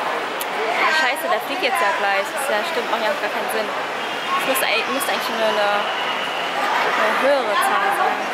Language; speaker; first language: German; early bilingual, other home language; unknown